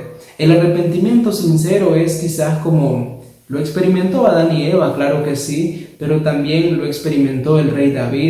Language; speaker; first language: Spanish; native; Spanish